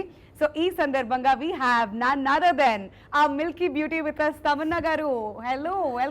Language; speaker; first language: Telugu; native; Telugu